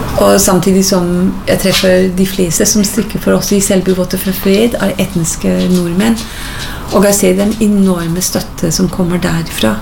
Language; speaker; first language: Norwegian; non-native, fluent; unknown